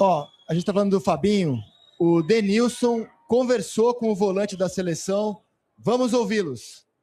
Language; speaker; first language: Portuguese; native; Portuguese